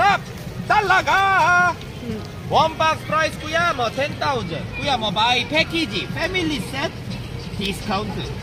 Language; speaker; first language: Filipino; non-native, learner; Korean